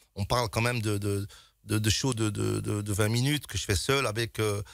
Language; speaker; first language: French; native; French